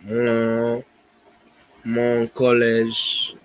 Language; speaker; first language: French; non-native, learner; English